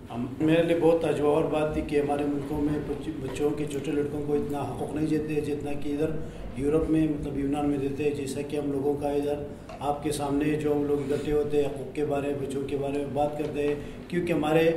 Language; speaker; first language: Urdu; non-native, local second language; Punjabi